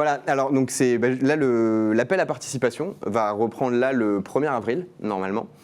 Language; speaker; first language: French; native; French